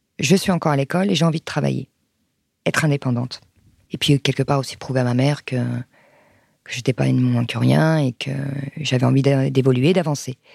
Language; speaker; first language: French; early bilingual, other home language; Arabic